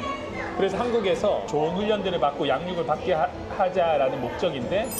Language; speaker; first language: Korean; native; Korean